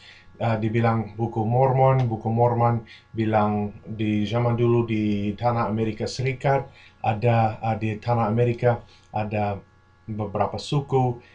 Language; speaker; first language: Indonesian; non-native, fluent; English